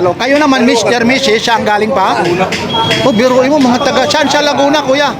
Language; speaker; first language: Filipino; non-native, local second language; Waray